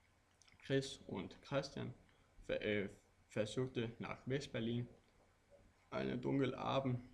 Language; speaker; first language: German; non-native, learner; Danish